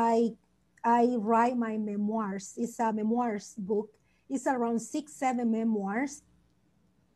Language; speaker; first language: English; non-native, learner; Spanish